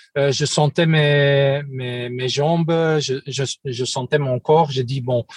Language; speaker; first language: French; non-native, local second language; Dutch